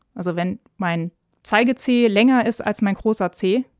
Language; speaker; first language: German; native; German